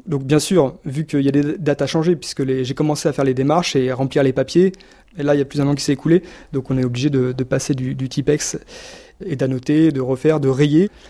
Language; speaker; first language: French; native; French